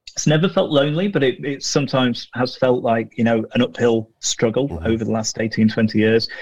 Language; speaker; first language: English; native; English